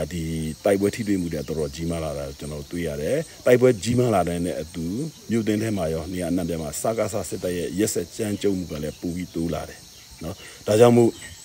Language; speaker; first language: Burmese; non-native, local second language; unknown